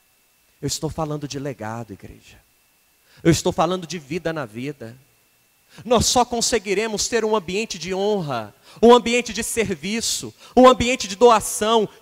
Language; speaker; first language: Portuguese; native; Portuguese